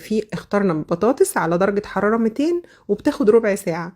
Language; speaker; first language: Arabic; native; Arabic